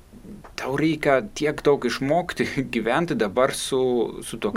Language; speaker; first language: Lithuanian; non-native, fluent; German